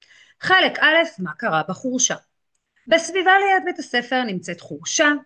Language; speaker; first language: Hebrew; native; Hebrew